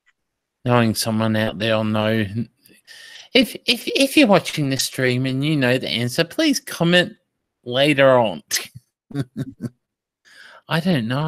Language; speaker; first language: English; native; English